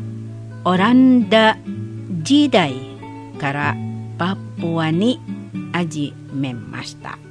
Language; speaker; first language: Japanese; non-native, learner; Indonesian